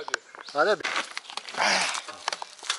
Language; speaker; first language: Korean; native; Korean